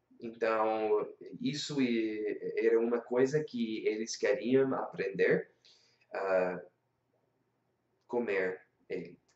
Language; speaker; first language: Portuguese; non-native, learner; English